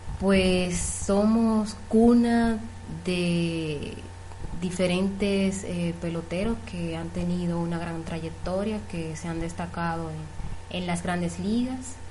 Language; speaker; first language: Spanish; native; Spanish